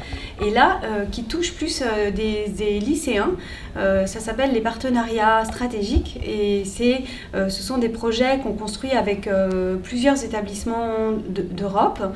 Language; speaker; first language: French; native; French